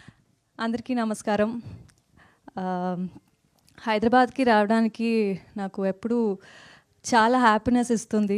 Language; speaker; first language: Telugu; non-native, fluent; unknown